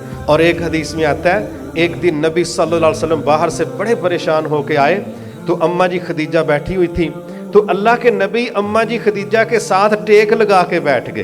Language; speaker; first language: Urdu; non-native, local second language; Punjabi